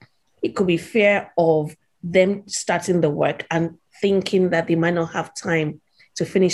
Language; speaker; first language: English; non-native, local second language; Yoruba